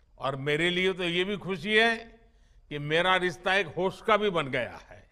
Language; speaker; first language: Hindi; non-native, local second language; Gujarati